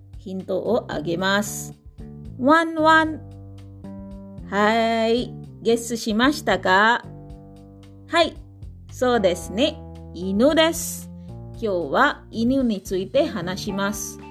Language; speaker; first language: Japanese; non-native, learner; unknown